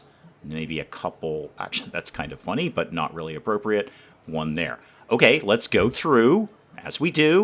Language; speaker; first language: English; native; English